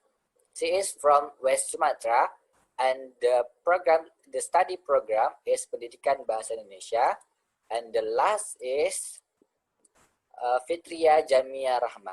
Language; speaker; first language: English; non-native, learner; Indonesian